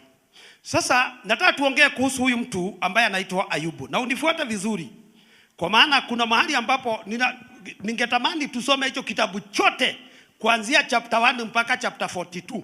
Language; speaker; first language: Swahili; non-native, local second language; Kikuyu